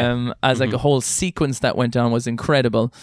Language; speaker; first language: English; native; English